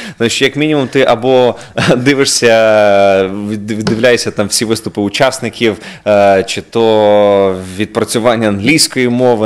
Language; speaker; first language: Ukrainian; native; Ukrainian